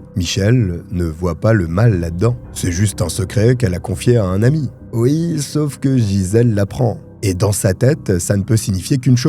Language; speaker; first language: French; native; French